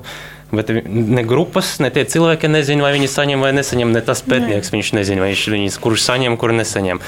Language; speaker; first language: Latvian; non-native, local second language; Russian